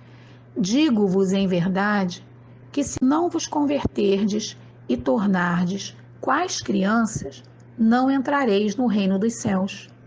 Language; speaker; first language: Portuguese; native; Portuguese